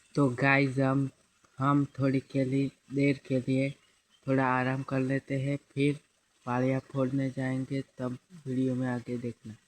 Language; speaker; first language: Hindi; non-native, local second language; Gujarati